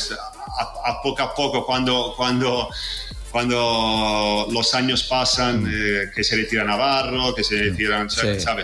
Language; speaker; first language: Spanish; non-native, fluent; Italian